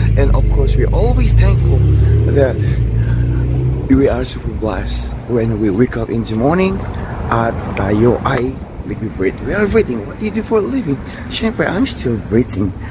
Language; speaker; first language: English; non-native, local second language; Filipino